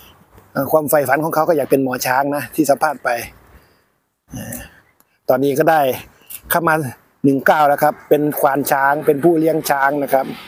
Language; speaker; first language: Thai; native; Thai